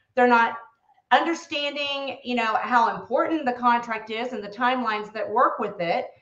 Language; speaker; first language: English; native; English